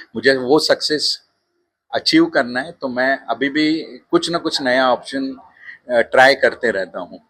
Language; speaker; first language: Hindi; non-native, local second language; Marathi